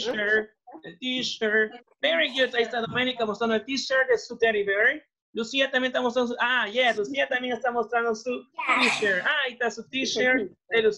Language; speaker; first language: Spanish; native; Spanish